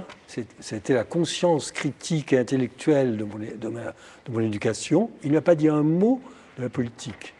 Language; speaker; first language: French; native; French